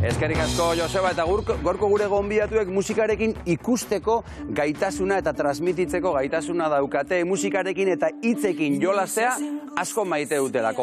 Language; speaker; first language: Basque; native; Basque